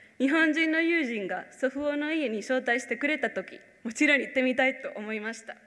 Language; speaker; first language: Japanese; non-native, fluent; Spanish